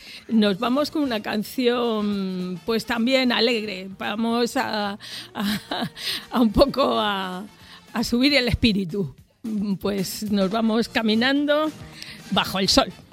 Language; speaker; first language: Spanish; native; Spanish